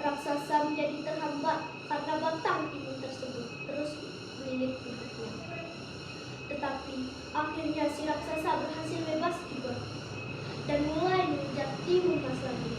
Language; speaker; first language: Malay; non-native, local second language; Balinese